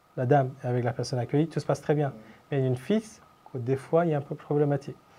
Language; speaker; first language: French; non-native, fluent; Persian